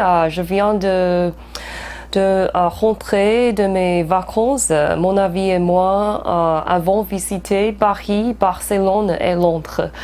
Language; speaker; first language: French; non-native, fluent; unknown